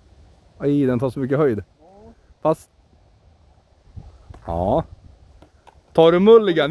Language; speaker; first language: Swedish; native; Swedish